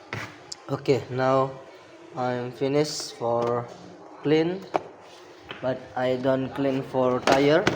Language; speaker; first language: English; non-native, learner; Indonesian